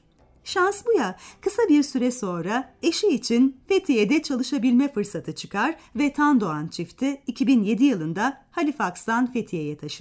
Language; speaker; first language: Turkish; native; Turkish